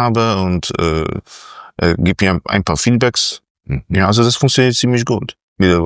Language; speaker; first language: German; non-native, fluent; Polish